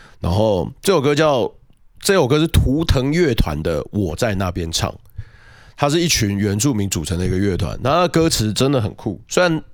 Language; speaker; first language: Chinese; native; Chinese